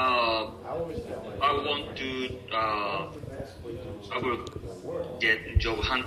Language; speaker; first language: English; non-native, learner; Japanese